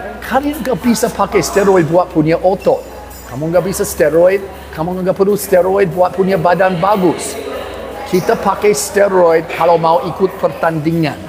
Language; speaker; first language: Indonesian; non-native, learner; English